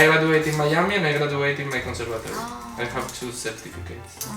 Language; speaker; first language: English; non-native, learner; Spanish